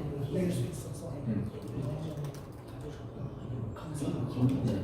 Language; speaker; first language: Korean; non-native, learner; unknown